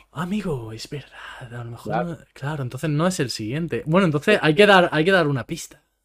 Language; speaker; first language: Spanish; native; Spanish